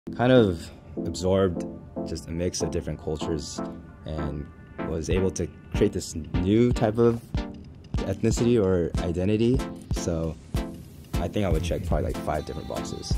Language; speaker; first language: English; early bilingual, other home language; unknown